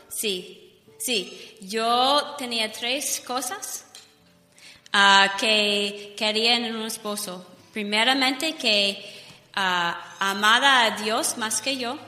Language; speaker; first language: Spanish; non-native, fluent; English